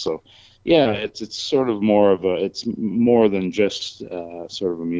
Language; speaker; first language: English; native; English